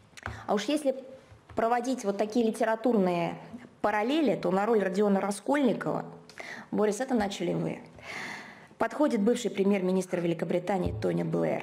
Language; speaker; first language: Russian; native; Russian